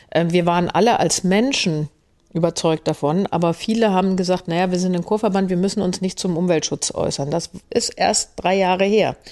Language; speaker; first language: German; native; German